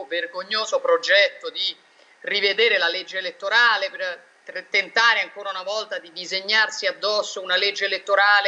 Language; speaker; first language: Italian; native; Italian